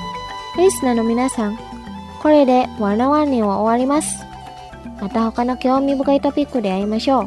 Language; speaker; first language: Japanese; non-native, fluent; Indonesian